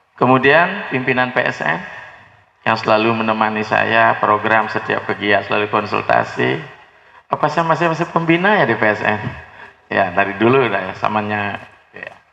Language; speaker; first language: Indonesian; non-native, local second language; Balinese